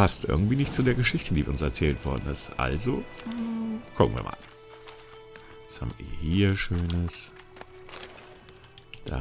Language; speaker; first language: German; native; German